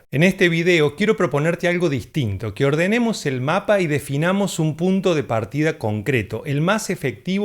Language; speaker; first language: Spanish; native; Spanish